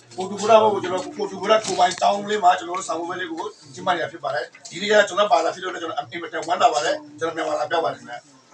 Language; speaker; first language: Burmese; non-native, local second language; Rohingya